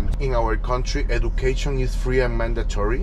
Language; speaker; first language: English; non-native, fluent; Spanish